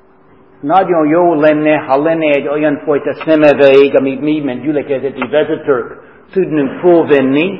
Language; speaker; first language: Hungarian; non-native, fluent; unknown